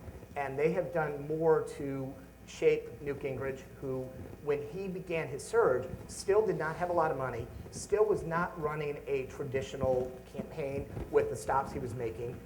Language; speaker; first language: English; native; English